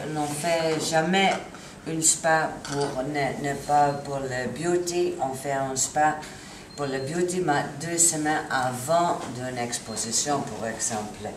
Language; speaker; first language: French; non-native, learner; Italian